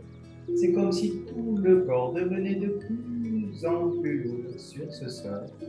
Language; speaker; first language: French; native; French